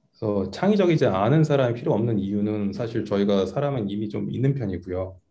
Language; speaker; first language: Korean; native; Korean